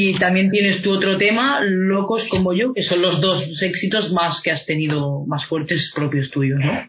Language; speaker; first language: Spanish; native; Spanish